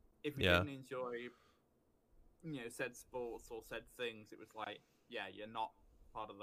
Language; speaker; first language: English; native; English